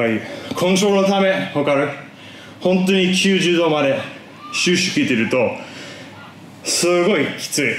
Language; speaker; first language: Japanese; non-native, fluent; English